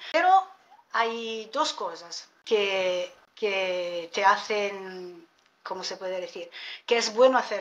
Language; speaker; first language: Spanish; non-native, fluent; Italian